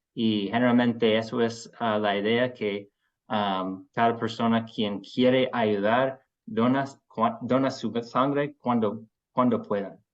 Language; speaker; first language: Spanish; non-native, fluent; English